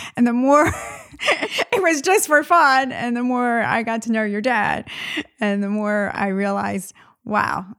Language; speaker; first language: English; early bilingual, other home language; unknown